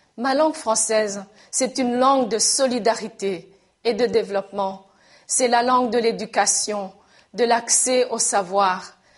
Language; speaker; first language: French; non-native, local second language; Kinyarwanda